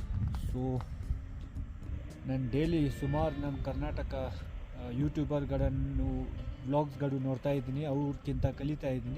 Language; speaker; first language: Kannada; non-native, local second language; Ladakhi